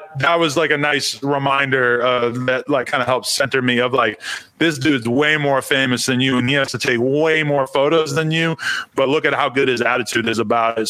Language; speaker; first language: English; native; English